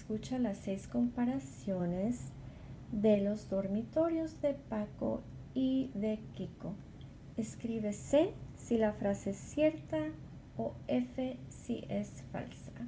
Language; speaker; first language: Spanish; non-native, fluent; English